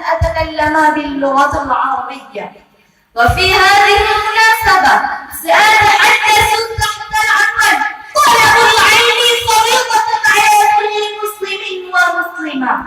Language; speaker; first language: Arabic; non-native, learner; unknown